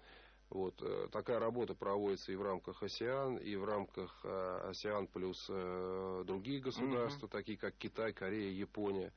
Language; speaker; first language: Russian; native; Russian